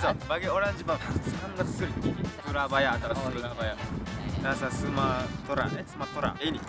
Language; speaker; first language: Indonesian; non-native, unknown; Japanese